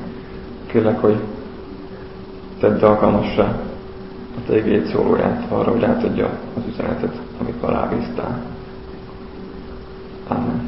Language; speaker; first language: Hungarian; native; Hungarian